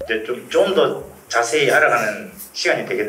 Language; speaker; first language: Korean; native; Korean